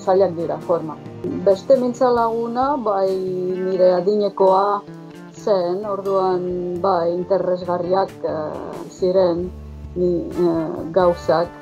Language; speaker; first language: Basque; non-native, fluent; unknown